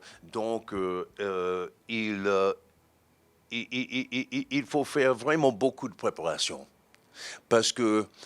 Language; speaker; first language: French; non-native, fluent; English